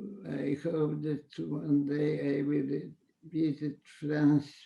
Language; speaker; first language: English; non-native, fluent; Polish